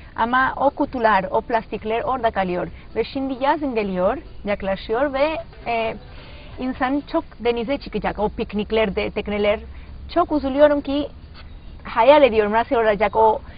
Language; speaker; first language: Turkish; non-native, learner; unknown